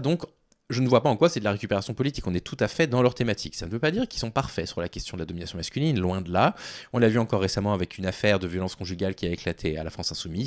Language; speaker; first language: French; native; French